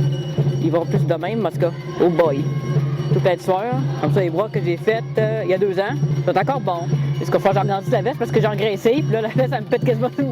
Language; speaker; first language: French; native; French